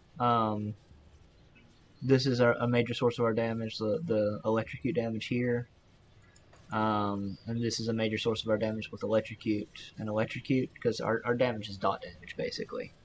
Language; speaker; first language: English; native; English